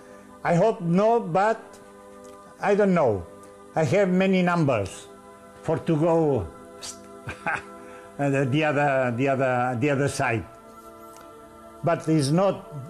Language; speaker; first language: English; non-native, learner; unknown